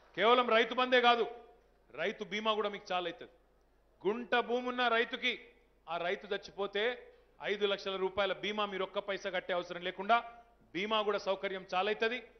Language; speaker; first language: Telugu; native; Telugu